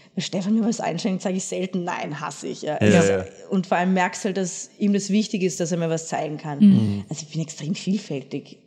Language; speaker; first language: German; native; German